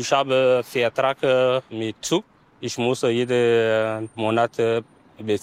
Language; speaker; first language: German; non-native, learner; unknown